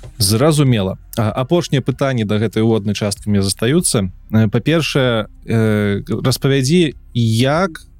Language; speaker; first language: Belarusian; non-native, local second language; Russian